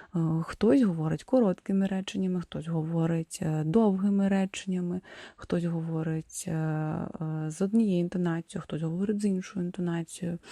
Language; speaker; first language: Ukrainian; non-native, local second language; Russian